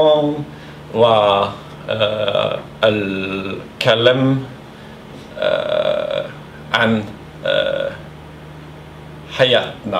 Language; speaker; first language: Arabic; non-native, learner; Norwegian